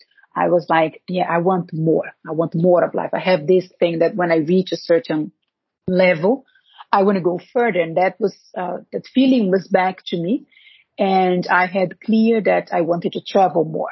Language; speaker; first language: English; non-native, fluent; Portuguese